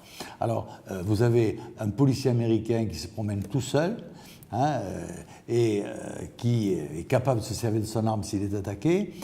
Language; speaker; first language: French; native; French